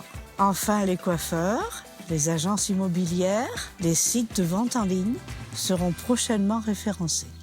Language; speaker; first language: French; native; French